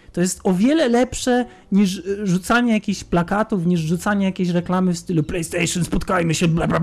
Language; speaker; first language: Polish; native; Polish